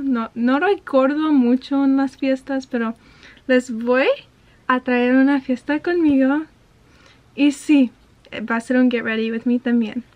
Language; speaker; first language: Spanish; early bilingual, heritage; Spanish